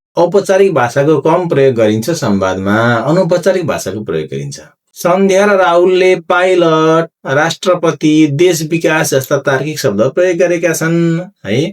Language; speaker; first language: Nepali; native; Nepali